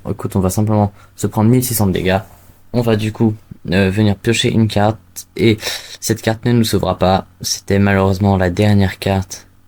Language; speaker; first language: French; native; French